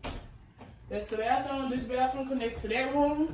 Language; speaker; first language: English; native; English